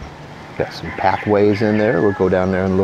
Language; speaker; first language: English; native; English